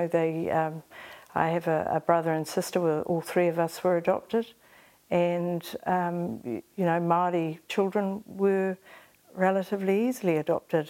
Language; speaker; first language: English; native; English